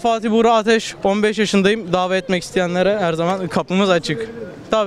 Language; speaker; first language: Turkish; native; Turkish